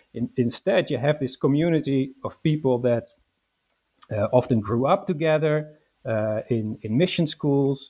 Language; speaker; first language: English; non-native, fluent; Dutch